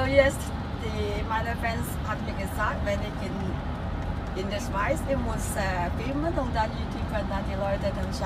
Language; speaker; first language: German; non-native, learner; Cantonese